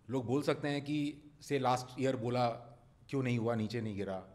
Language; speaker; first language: Hindi; non-native, local second language; Marwari